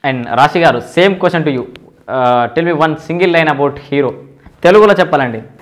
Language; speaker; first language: Telugu; native; Telugu